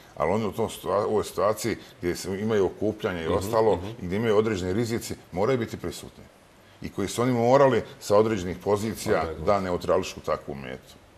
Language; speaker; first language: Bosnian; native; Bosnian